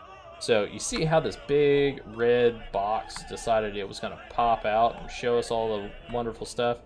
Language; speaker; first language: English; native; English